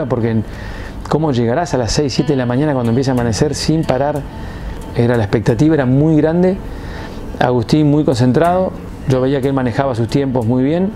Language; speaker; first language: Spanish; native; Spanish